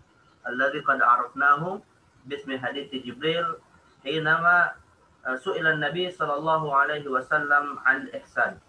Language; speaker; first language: Arabic; non-native, fluent; Indonesian